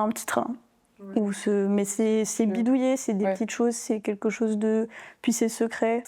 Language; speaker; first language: French; native; French